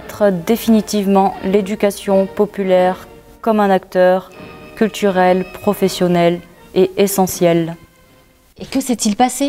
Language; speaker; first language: French; native; French